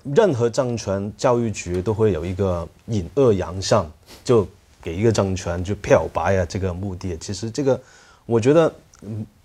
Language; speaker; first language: Chinese; non-native, fluent; Cantonese